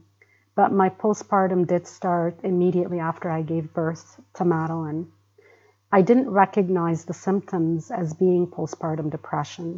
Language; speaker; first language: English; early bilingual, other home language; Arabic